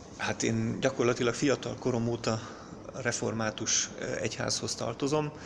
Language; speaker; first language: Hungarian; early bilingual, heritage; German